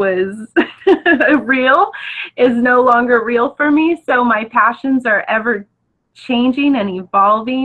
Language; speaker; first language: English; native; English